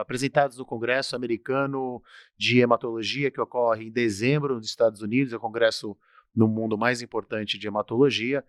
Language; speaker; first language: Portuguese; native; Portuguese